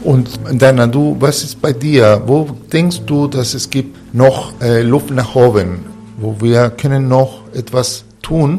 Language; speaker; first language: German; non-native, fluent; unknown